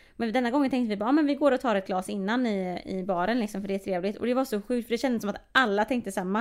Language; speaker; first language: Swedish; native; Swedish